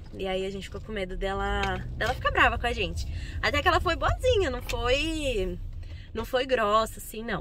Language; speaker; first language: Portuguese; native; Portuguese